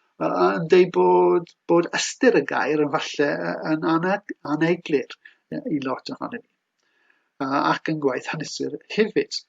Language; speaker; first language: Welsh; native; Welsh